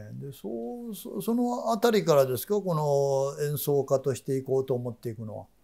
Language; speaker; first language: Japanese; native; Japanese